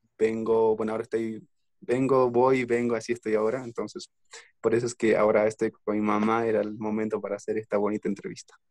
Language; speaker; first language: Spanish; native; Spanish